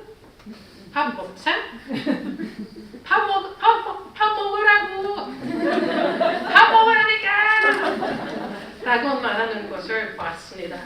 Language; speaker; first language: Korean; non-native, fluent; Swedish